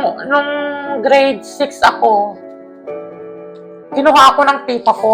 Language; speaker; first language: Filipino; non-native, local second language; Iloko